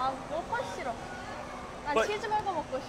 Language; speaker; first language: Korean; non-native, learner; English